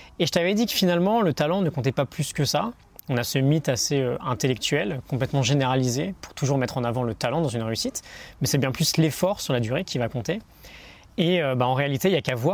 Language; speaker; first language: French; native; French